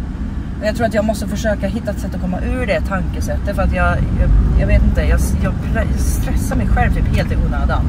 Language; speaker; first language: Swedish; native; Swedish